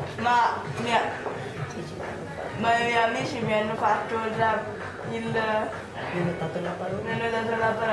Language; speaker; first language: Italian; non-native, fluent; Malagasy